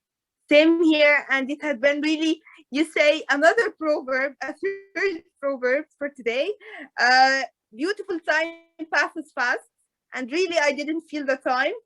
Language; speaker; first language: English; non-native, fluent; Arabic